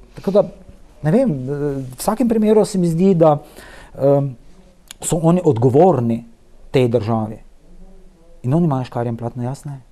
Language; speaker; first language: Slovenian; native; Slovenian